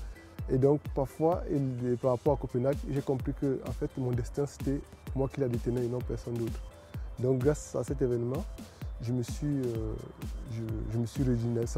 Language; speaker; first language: French; non-native, local second language; Kinyarwanda